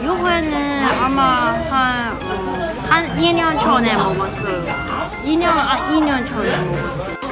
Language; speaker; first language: Korean; non-native, learner; Cantonese